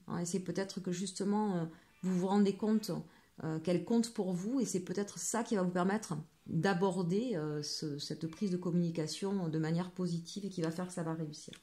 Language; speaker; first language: French; native; French